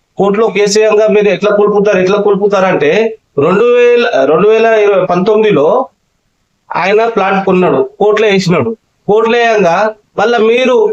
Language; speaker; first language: Telugu; non-native, local second language; Lambadi